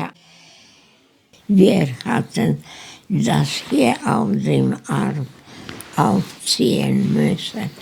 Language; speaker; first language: German; non-native, learner; Polish